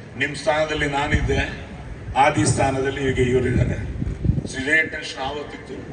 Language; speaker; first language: Kannada; non-native, local second language; Telugu